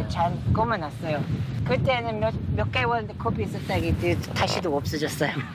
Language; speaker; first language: Korean; non-native, fluent; English